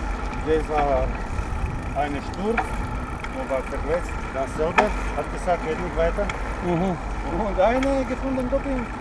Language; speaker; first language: German; non-native, learner; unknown